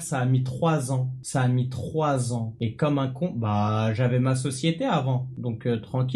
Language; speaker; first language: French; native; French